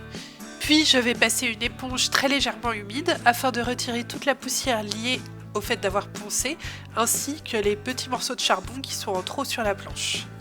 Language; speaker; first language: French; native; French